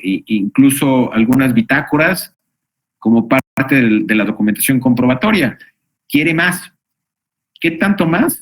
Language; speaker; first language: Spanish; native; Spanish